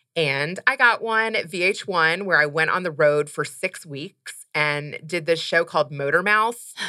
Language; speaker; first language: English; native; English